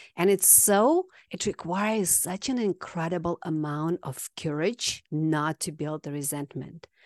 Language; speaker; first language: English; non-native, fluent; Russian